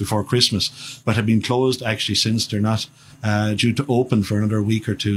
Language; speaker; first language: English; native; English